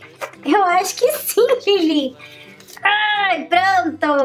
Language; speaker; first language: Portuguese; native; Portuguese